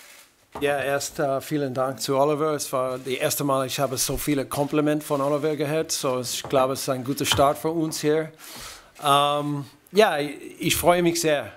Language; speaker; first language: German; non-native, fluent; English